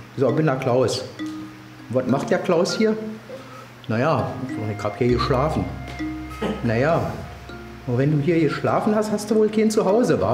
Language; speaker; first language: German; native; German